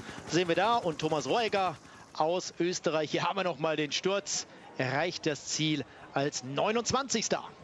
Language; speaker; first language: German; native; German